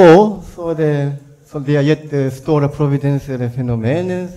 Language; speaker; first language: Swedish; non-native, fluent; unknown